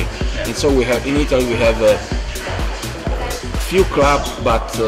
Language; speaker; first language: English; non-native, fluent; Italian